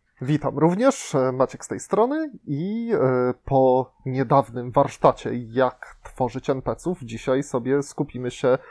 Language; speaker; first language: Polish; native; Polish